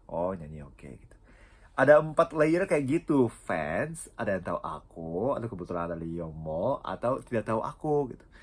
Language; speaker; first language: Indonesian; non-native, fluent; Japanese